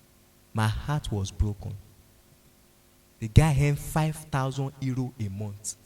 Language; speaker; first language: English; non-native, local second language; Yoruba